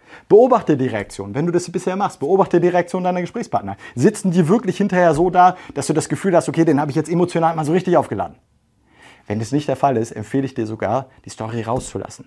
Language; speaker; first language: German; native; German